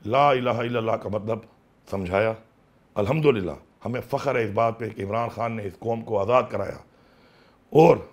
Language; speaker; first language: Urdu; non-native, local second language; Pashto